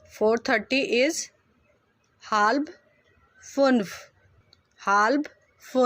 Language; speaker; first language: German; non-native, learner; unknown